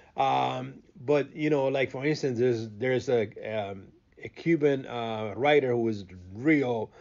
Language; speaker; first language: English; non-native, fluent; Spanish